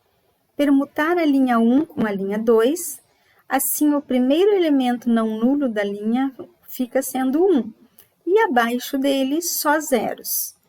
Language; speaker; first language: Portuguese; native; Portuguese